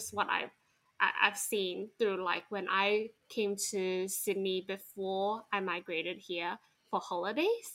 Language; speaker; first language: English; non-native, local second language; Chinese